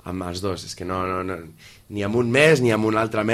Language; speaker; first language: Catalan; native; Catalan